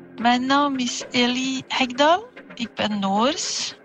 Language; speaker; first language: Dutch; non-native, fluent; Norwegian